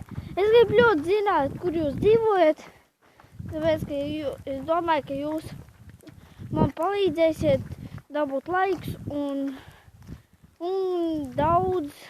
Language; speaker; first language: Latvian; non-native, local second language; Russian